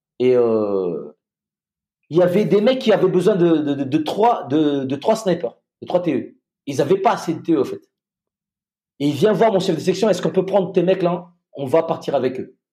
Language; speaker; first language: French; non-native, local second language; Malagasy